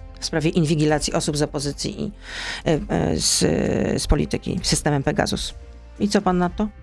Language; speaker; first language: Polish; native; Polish